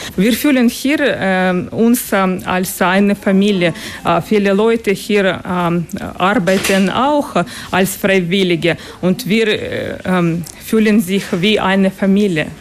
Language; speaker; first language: German; non-native, learner; Russian